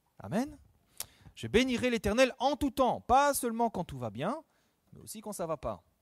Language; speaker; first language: French; native; French